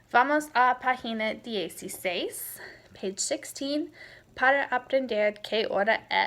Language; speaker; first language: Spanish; non-native, fluent; English